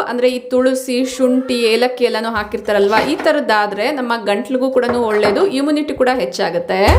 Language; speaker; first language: Kannada; non-native, local second language; Telugu